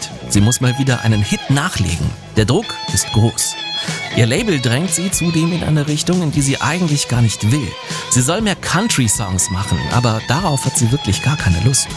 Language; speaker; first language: German; native; German